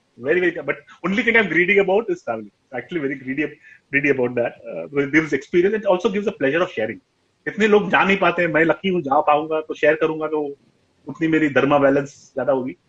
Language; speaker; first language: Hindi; non-native, local second language; Tamil